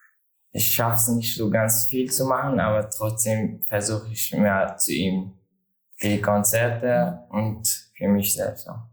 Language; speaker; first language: German; non-native, learner; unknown